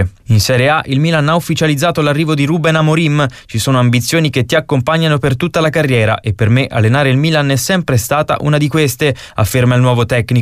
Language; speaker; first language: Italian; native; Italian